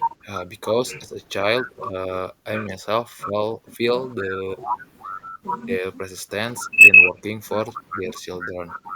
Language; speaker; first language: English; non-native, learner; Indonesian